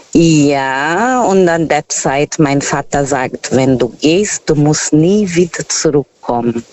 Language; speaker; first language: German; non-native, fluent; Portuguese